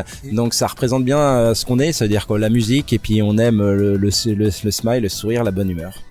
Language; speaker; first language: French; native; French